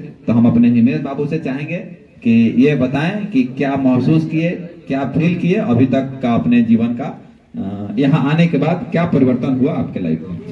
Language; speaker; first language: Hindi; native; Hindi